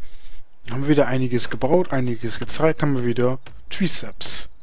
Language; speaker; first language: German; native; German